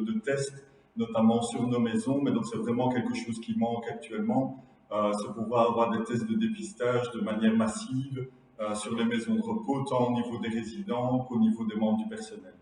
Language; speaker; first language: French; native; French